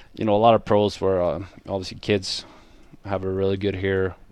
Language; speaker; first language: English; non-native, fluent; Swedish